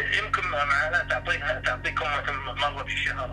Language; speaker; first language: Arabic; native; Arabic